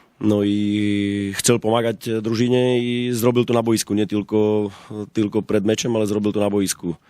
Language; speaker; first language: Polish; non-native, learner; Slovak